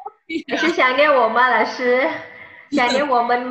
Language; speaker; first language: Chinese; non-native, fluent; Indonesian